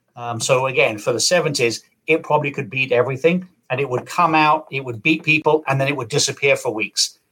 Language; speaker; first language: English; native; English